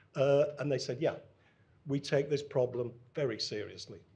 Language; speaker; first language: English; native; English